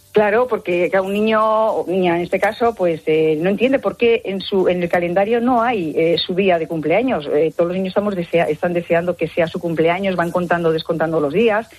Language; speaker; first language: Spanish; native; Spanish